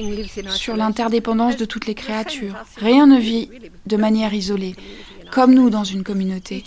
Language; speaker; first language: French; native; French